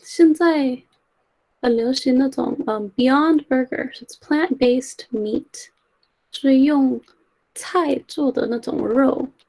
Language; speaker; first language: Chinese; early bilingual, heritage; Chinese